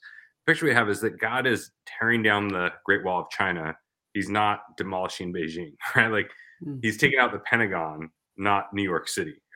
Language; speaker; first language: English; native; English